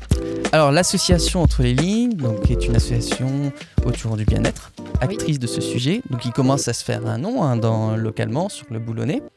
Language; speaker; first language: French; native; French